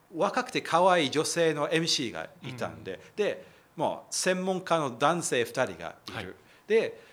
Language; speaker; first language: Japanese; non-native, fluent; English